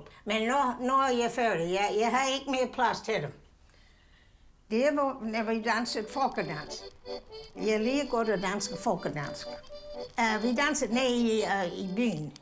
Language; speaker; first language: Danish; early bilingual, heritage; English